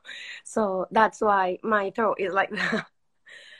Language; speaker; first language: English; non-native, fluent; Spanish